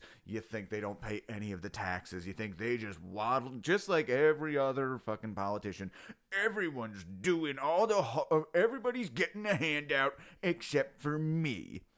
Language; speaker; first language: English; native; English